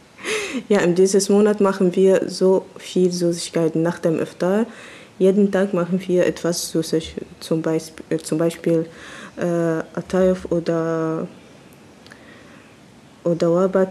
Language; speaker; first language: German; non-native, learner; Arabic